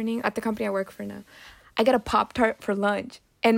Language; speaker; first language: English; native; English